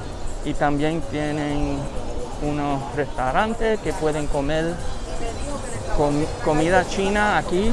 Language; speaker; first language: Spanish; early bilingual, heritage; English